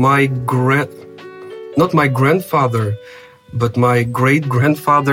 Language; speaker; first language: English; non-native, fluent; Kazakh